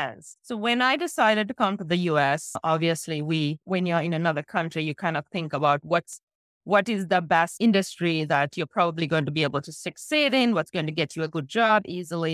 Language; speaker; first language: English; non-native, local second language; Sinhala